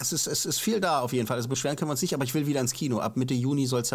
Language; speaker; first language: German; native; German